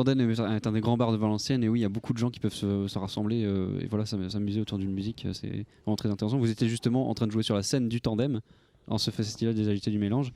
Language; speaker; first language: French; native; French